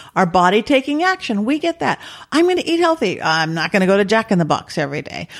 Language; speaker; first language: English; native; English